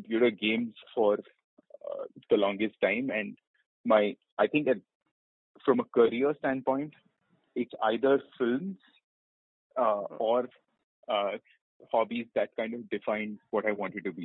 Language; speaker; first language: English; non-native, local second language; Malayalam